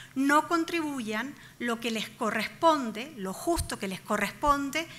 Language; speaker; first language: Spanish; native; Spanish